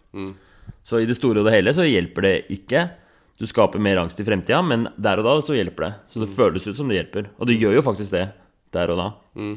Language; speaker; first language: Norwegian; native; Norwegian